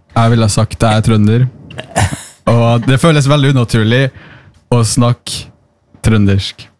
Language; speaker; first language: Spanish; non-native, fluent; Norwegian